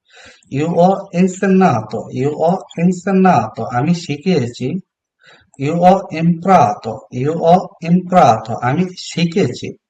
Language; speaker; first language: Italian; non-native, fluent; Bangla